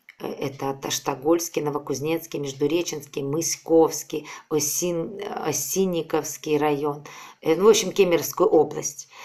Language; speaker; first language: Russian; native; Russian